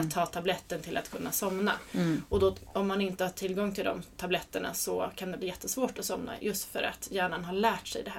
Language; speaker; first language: Swedish; native; Swedish